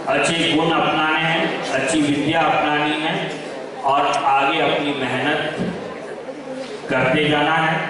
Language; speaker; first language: Hindi; non-native, local second language; Kannada